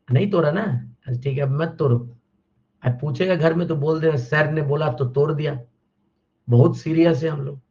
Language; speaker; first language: Hindi; non-native, local second language; Bangla